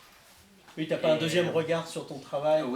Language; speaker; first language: French; native; French